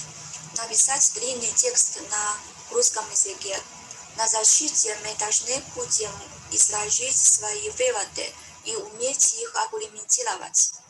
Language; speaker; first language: Russian; non-native, fluent; Chinese